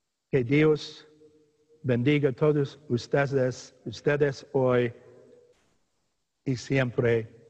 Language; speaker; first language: Spanish; non-native, learner; English